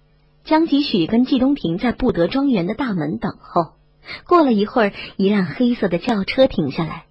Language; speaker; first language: Chinese; native; Chinese